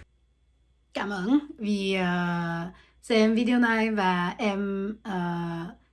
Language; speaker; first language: Vietnamese; non-native, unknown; French